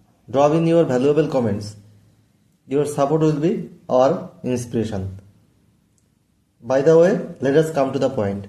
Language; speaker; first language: English; non-native, local second language; Bangla